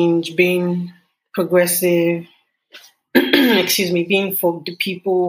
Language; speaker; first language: English; non-native, local second language; Yoruba